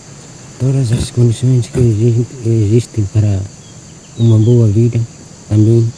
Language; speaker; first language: Portuguese; non-native, learner; Tetum